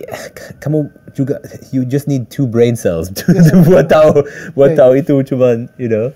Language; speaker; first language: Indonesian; early bilingual, heritage; English